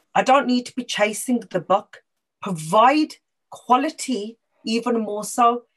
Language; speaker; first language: English; native; English